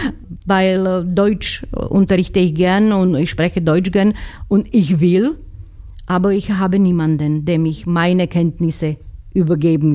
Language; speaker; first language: German; non-native, fluent; Slovak